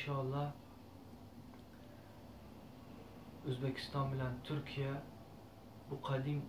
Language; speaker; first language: Turkish; non-native, learner; Uzbek